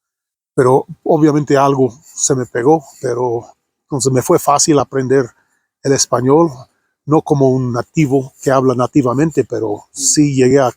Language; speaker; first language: Spanish; non-native, fluent; English